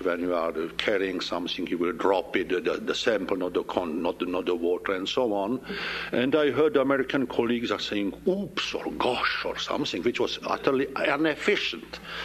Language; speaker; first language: English; non-native, fluent; Czech